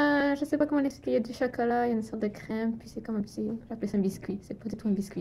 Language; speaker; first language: French; native; French